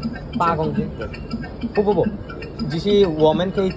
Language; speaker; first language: Chinese; non-native, learner; Bangla